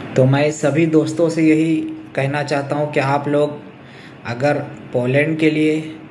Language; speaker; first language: Hindi; non-native, local second language; Urdu